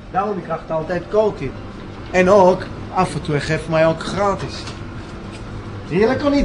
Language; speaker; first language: Dutch; non-native, learner; Hebrew